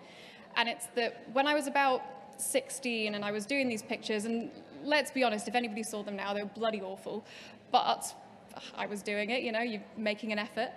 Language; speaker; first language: English; native; English